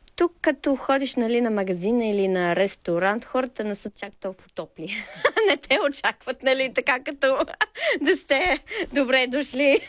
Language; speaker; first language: Bulgarian; non-native, fluent; English